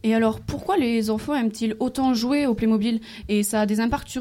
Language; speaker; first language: French; native; French